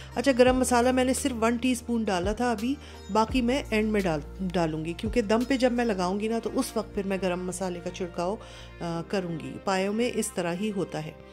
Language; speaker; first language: Urdu; native; Urdu